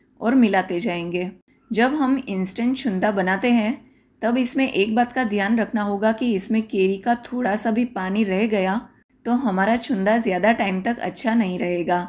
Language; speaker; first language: Hindi; non-native, local second language; Gujarati